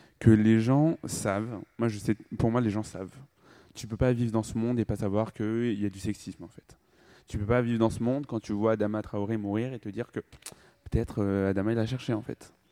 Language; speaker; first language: French; native; French